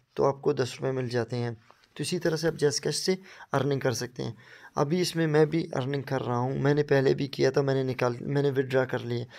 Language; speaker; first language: Urdu; non-native, local second language; Baluchi